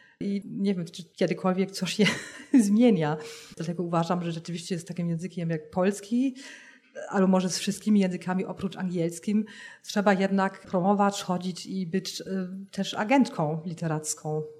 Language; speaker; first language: Polish; non-native, fluent; German